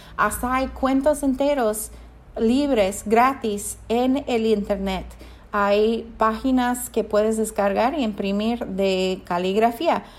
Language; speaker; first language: Spanish; non-native, fluent; English